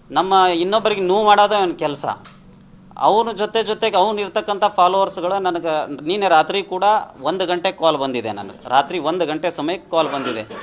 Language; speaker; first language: Kannada; non-native, local second language; Lambadi